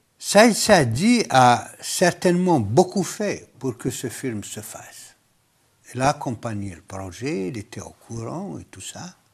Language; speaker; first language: French; non-native, local second language; Kabyle